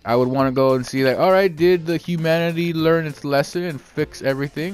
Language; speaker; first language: English; native; English